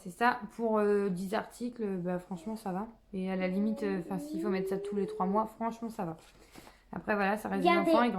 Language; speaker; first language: French; native; French